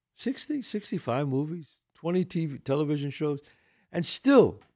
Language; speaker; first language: English; early bilingual, other home language; Italian